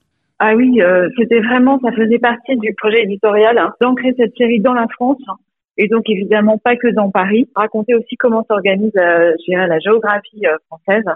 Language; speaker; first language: French; native; French